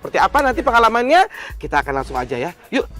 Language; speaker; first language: Indonesian; native; Indonesian